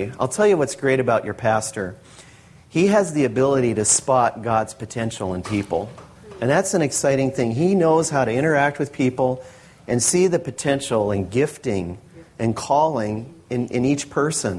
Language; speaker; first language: English; native; English